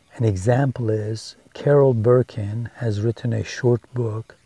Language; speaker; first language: English; non-native, fluent; Persian